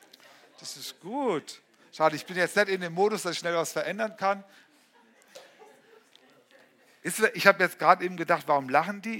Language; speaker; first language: German; native; German